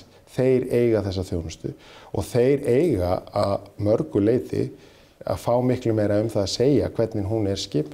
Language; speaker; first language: Icelandic; native; Icelandic